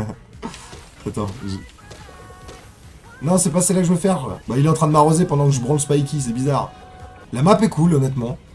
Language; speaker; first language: French; native; French